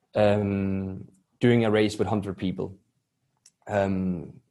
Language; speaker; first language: English; non-native, fluent; Danish